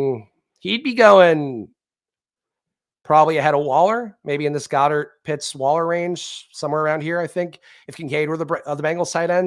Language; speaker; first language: English; native; English